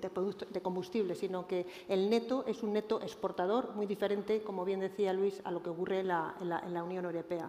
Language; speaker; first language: Spanish; native; Spanish